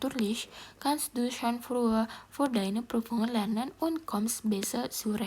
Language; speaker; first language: German; non-native, learner; Indonesian